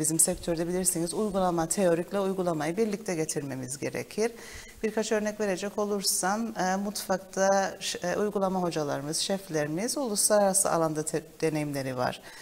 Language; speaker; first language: Turkish; early bilingual, heritage; Turkish